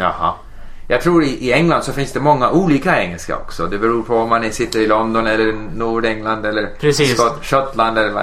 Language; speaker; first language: Swedish; non-native, fluent; English